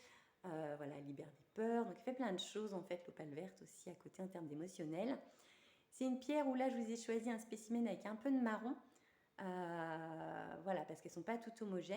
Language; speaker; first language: French; native; French